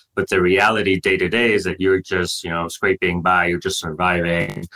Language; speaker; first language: English; non-native, fluent; Spanish